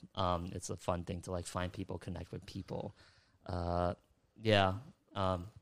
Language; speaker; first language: English; early bilingual, other home language; Filipino